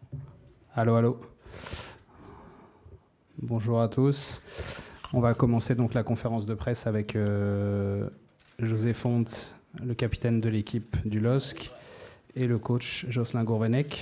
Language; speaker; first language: French; native; French